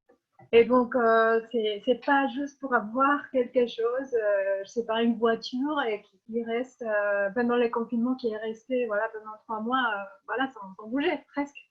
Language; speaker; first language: French; non-native, fluent; Spanish